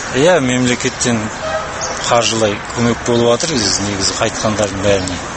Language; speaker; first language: Kazakh; early bilingual, heritage; Kazakh